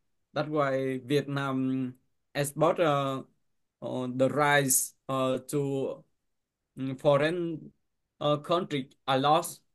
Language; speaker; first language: English; non-native, learner; Vietnamese